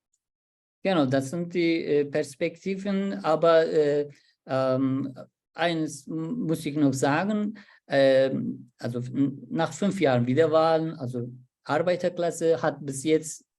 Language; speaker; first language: German; non-native, learner; Turkish